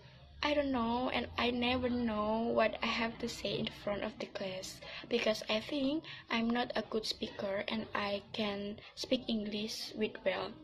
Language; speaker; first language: English; non-native, learner; Indonesian